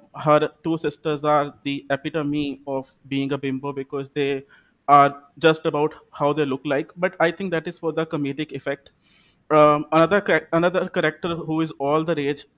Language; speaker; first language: English; non-native, local second language; Punjabi